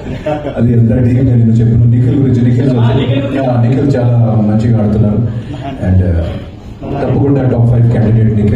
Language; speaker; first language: Telugu; non-native, fluent; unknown